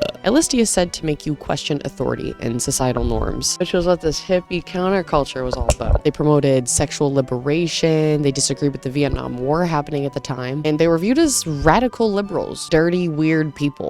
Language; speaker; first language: English; native; English